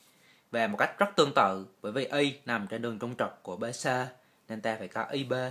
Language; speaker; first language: Vietnamese; native; Vietnamese